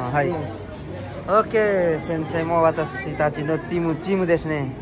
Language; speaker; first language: Japanese; non-native, learner; Nepali